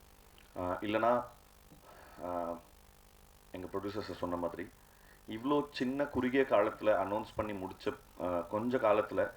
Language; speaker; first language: Tamil; native; Tamil